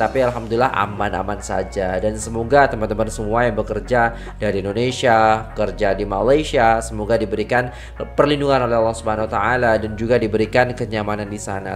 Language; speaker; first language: Malay; non-native, fluent; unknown